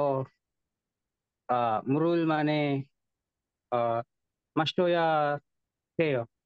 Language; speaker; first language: Korean; non-native, learner; Filipino